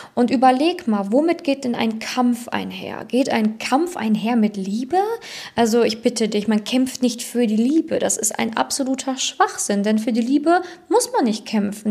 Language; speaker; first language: German; native; German